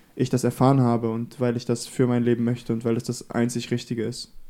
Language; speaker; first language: German; native; German